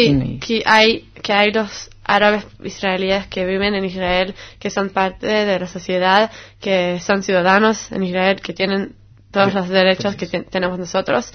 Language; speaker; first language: Spanish; non-native, fluent; Hebrew